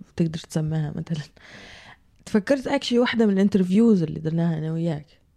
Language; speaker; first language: Arabic; non-native, local second language; Berber languages